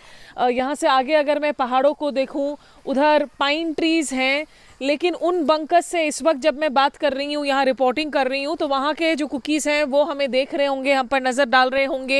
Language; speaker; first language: Hindi; native; Hindi